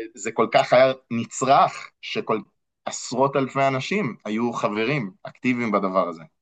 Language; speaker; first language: Hebrew; non-native, fluent; English